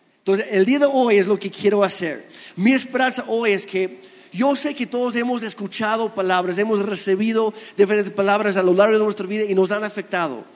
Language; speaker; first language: Spanish; non-native, fluent; English